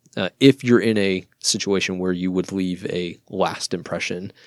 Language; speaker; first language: English; native; English